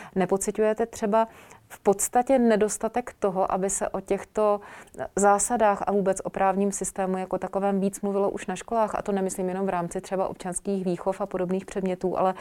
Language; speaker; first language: Czech; native; Czech